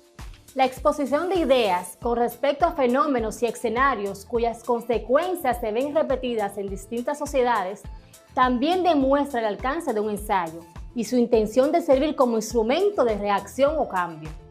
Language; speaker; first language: Spanish; native; Spanish